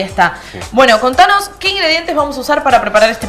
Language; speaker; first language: Spanish; native; Spanish